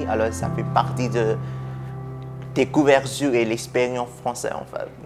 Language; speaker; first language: French; non-native, fluent; Burmese